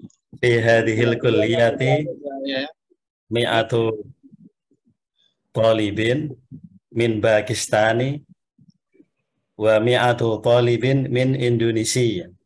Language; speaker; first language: Arabic; non-native, learner; Indonesian